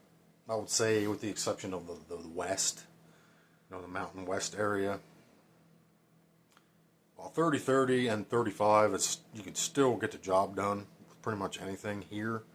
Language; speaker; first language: English; native; English